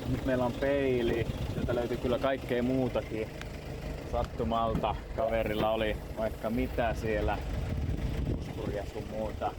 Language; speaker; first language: Finnish; native; Finnish